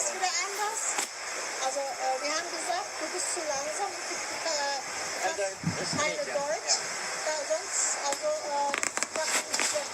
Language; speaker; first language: German; non-native, fluent; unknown